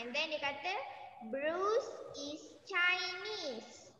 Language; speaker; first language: English; non-native, local second language; Malay